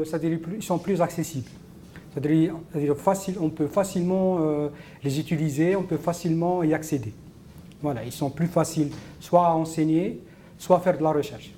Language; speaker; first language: French; non-native, local second language; Arabic